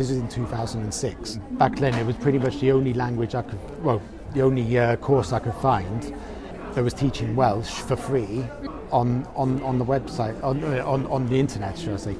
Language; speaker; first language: English; native; English